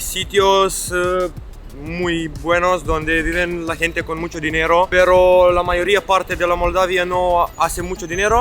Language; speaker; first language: Spanish; non-native, learner; Romanian